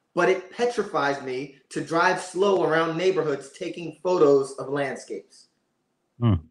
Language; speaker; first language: English; native; English